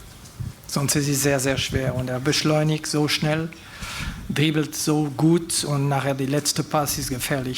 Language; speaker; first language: German; non-native, fluent; Dutch